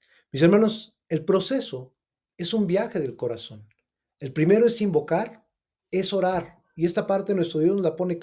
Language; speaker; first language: Spanish; native; Spanish